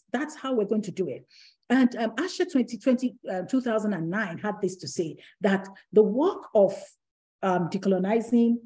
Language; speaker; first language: English; non-native, local second language; Yoruba